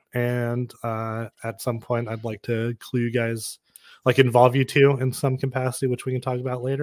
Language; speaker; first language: English; native; English